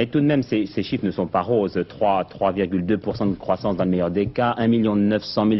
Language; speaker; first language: French; native; French